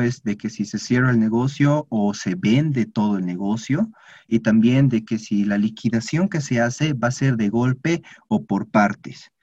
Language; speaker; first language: Spanish; native; Spanish